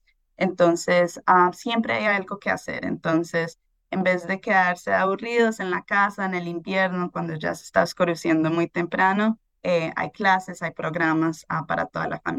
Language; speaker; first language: Spanish; early bilingual, heritage; Spanish